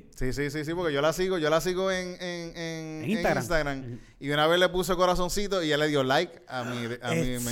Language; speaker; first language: Spanish; native; Spanish